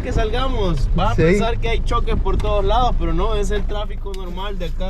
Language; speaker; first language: Spanish; native; Spanish